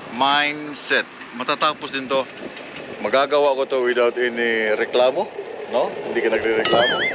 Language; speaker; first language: Filipino; non-native, local second language; Cebuano